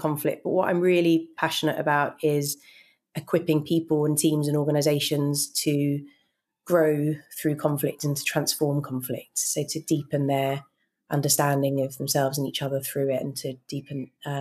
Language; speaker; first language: English; native; English